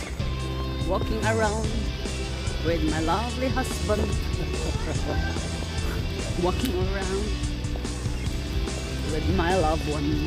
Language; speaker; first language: English; non-native, learner; Filipino